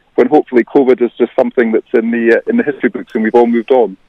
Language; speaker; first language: English; native; English